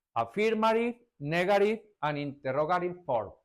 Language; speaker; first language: English; non-native, fluent; Spanish